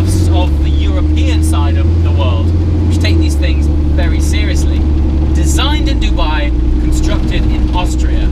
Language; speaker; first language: English; native; English